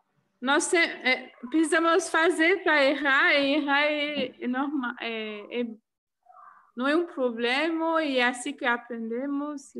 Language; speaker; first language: Portuguese; non-native, fluent; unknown